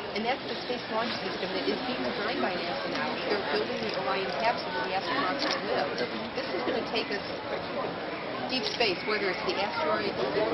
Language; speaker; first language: English; native; English